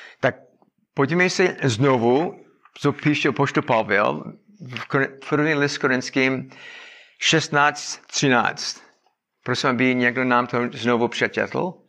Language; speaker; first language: Czech; non-native, learner; English